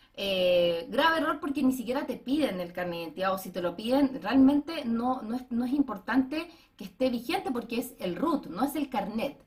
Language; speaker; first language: Spanish; native; Spanish